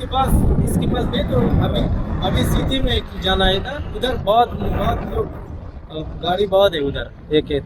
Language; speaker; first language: Hindi; non-native, learner; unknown